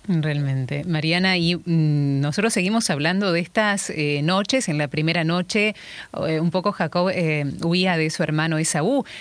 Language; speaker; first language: Spanish; native; Spanish